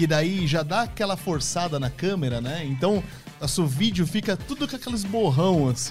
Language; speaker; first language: Portuguese; native; Portuguese